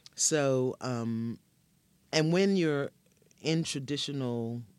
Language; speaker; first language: English; native; English